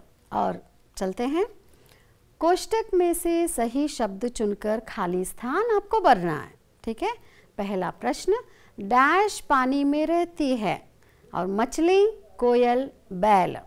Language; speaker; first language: Hindi; non-native, local second language; Kannada